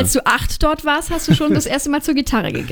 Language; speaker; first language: German; native; German